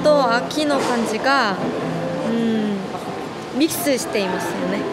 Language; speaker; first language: Japanese; non-native, learner; Korean